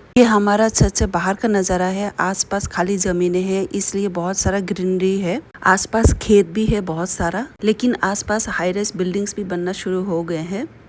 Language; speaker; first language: Hindi; non-native, local second language; Bangla